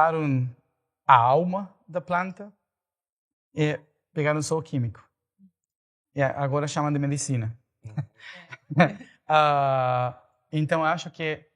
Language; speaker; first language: Portuguese; non-native, fluent; Spanish